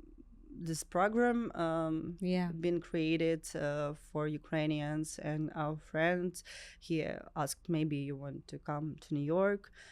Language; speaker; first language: English; non-native, learner; Ukrainian